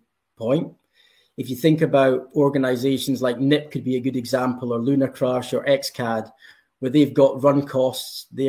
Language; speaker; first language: English; native; English